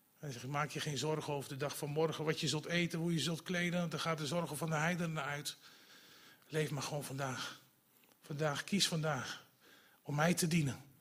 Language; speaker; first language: Dutch; native; Dutch